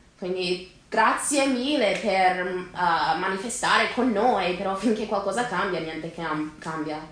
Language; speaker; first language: Italian; non-native, fluent; English